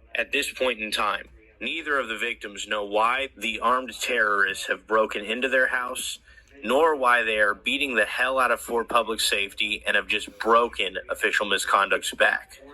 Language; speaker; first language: English; native; English